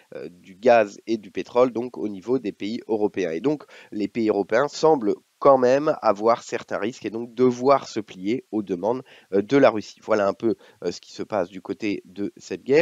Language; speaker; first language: French; native; French